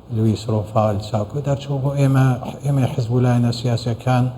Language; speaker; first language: Central Kurdish; non-native, local second language; Assyrian Neo-Aramaic